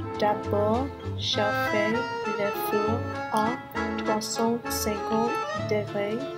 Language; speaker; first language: French; non-native, learner; English